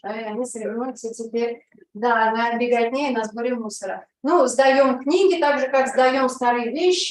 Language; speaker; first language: Russian; native; Russian